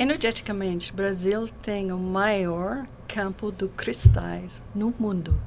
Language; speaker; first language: Portuguese; non-native, learner; English